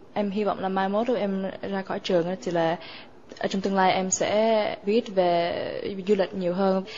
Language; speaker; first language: Vietnamese; early bilingual, other home language; English